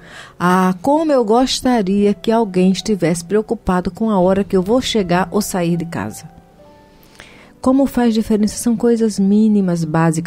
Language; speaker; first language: Portuguese; native; Portuguese